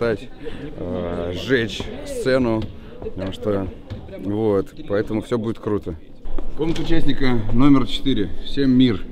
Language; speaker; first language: Russian; native; Russian